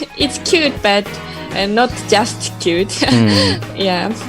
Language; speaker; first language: English; non-native, learner; Japanese